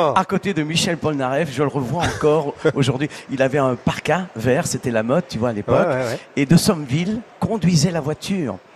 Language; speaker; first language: French; early bilingual, other home language; Italian